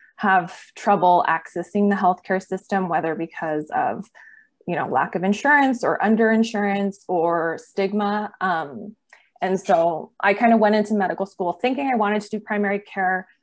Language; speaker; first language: English; native; English